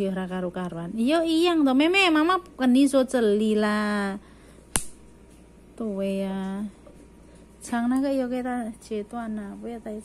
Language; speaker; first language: Chinese; non-native, fluent; Javanese